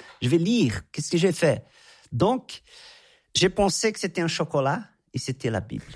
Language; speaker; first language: French; non-native, fluent; Portuguese